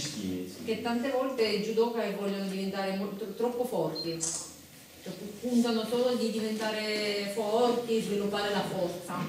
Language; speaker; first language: Italian; non-native, fluent; Russian